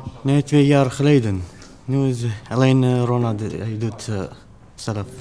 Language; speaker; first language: Dutch; non-native, learner; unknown